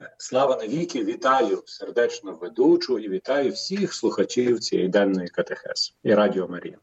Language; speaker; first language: Ukrainian; native; Ukrainian